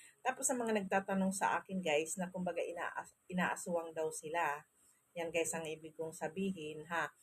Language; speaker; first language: Filipino; non-native, local second language; Masbatenyo